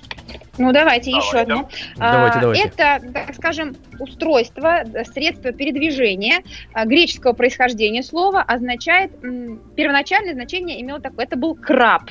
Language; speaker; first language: Russian; native; Russian